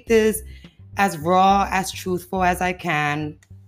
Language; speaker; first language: English; native; English